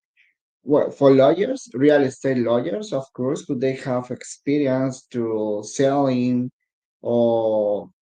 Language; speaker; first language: English; non-native, learner; Spanish